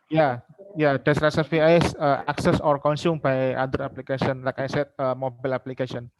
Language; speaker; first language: English; non-native, learner; Indonesian